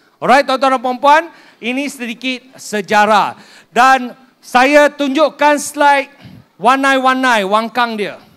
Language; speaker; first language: Malay; non-native, local second language; Min Nan Chinese